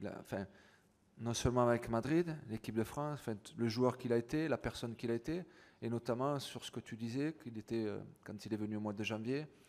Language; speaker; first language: French; native; French